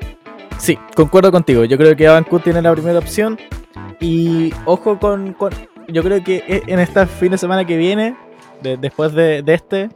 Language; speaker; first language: Spanish; native; Spanish